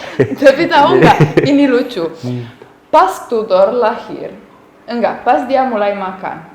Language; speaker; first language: Indonesian; non-native, fluent; Romanian